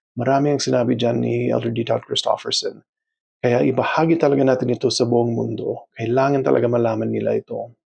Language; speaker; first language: Filipino; non-native, fluent; English